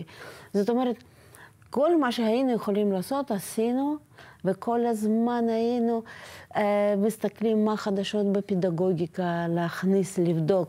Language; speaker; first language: Hebrew; non-native, fluent; Russian